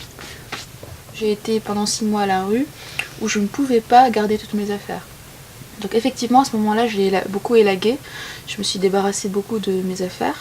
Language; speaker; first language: French; non-native, local second language; Arabic